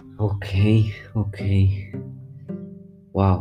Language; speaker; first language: English; non-native, fluent; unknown